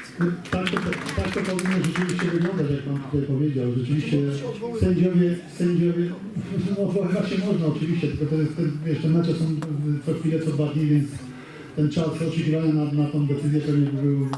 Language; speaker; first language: Polish; native; Polish